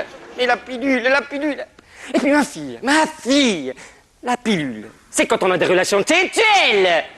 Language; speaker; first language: French; native; French